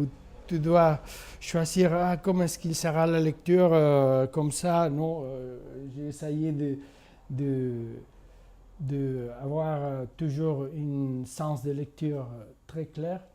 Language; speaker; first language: French; non-native, fluent; Spanish